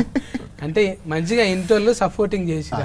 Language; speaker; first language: Telugu; native; Telugu